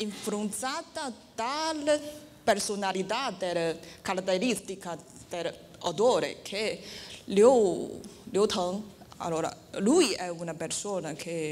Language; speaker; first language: Italian; non-native, learner; Chinese